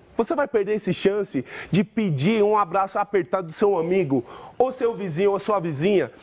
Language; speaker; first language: Portuguese; non-native, fluent; Persian